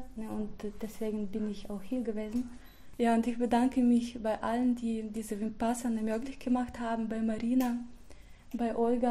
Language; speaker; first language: German; non-native, fluent; Russian